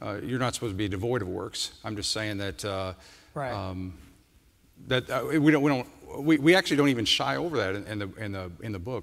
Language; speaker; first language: English; native; English